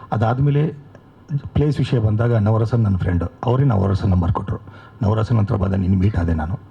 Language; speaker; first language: Kannada; native; Kannada